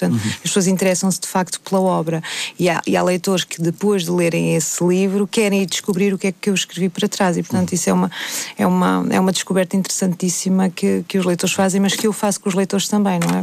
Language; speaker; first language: Portuguese; native; Portuguese